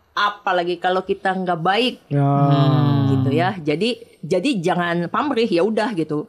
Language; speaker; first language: Indonesian; native; Indonesian